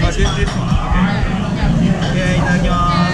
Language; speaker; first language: English; non-native, learner; Japanese